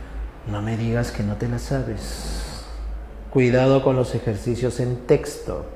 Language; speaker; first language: Spanish; native; Spanish